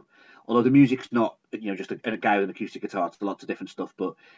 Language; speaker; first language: English; native; English